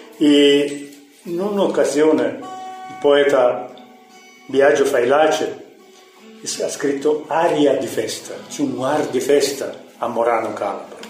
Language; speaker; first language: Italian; non-native, fluent; Portuguese